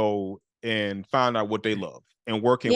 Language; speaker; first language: English; native; English